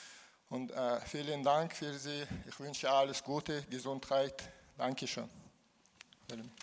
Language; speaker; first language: German; non-native, learner; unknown